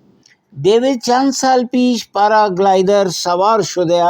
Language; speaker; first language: Persian; non-native, fluent; Urdu